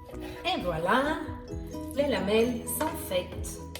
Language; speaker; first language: French; non-native, fluent; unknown